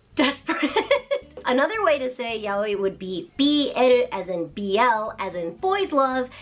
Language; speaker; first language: English; early bilingual, other home language; Japanese